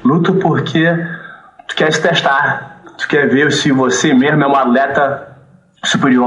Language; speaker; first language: Portuguese; early bilingual, heritage; Portuguese